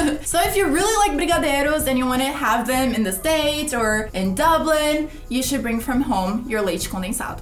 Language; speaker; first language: English; non-native, fluent; Portuguese